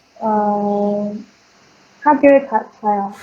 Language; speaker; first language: Korean; non-native, learner; Chinese